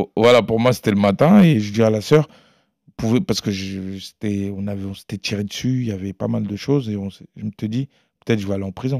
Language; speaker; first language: French; early bilingual, other home language; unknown